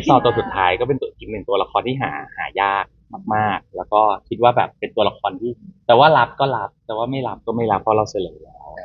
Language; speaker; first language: Thai; native; Thai